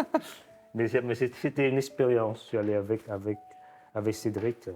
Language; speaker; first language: French; non-native, fluent; Vietnamese